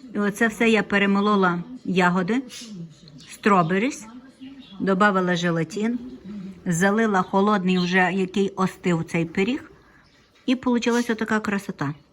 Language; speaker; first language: Ukrainian; native; Ukrainian